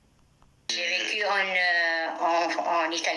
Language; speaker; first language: French; non-native, fluent; Spanish